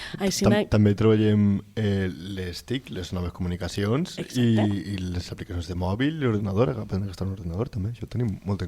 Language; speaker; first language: Catalan; native; Catalan